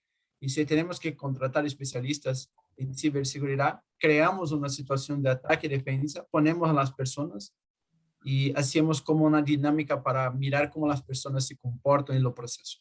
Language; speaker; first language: Spanish; non-native, fluent; Portuguese